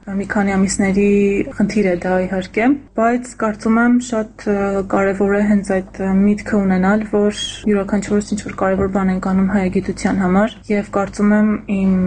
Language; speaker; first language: Armenian; native; Armenian